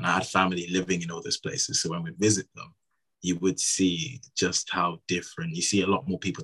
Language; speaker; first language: English; native; English